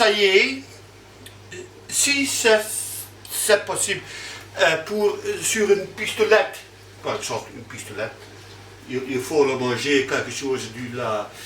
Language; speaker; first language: French; non-native, learner; Dutch